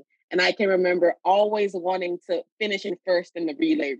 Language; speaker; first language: English; native; English